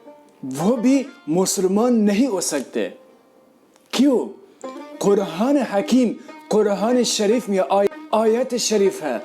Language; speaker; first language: Urdu; non-native, fluent; Persian